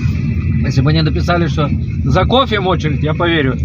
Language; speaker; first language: Russian; native; Russian